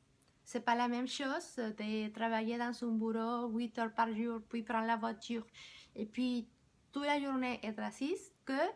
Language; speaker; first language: French; non-native, fluent; Spanish